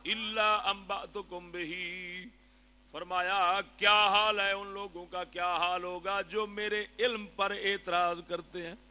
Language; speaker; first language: Urdu; non-native, local second language; Punjabi